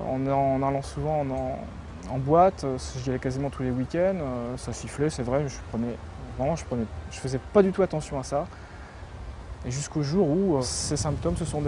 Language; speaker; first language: French; native; French